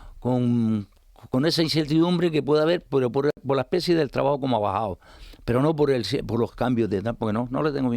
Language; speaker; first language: Spanish; native; Spanish